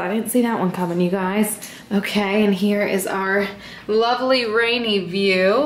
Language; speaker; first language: English; native; English